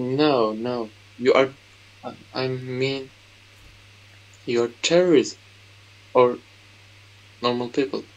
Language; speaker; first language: English; non-native, learner; Turkish